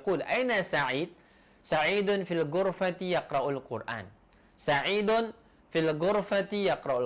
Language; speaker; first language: Arabic; non-native, fluent; Indonesian